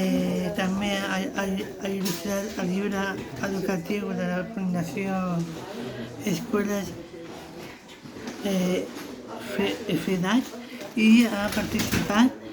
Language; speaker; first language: Catalan; non-native, local second language; Spanish